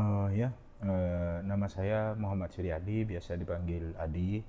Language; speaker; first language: Indonesian; non-native, local second language; Madurese